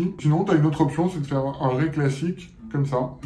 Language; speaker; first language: French; native; French